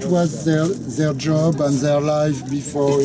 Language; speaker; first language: English; non-native, learner; French